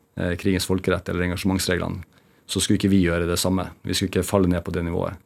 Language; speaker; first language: Norwegian; native; Norwegian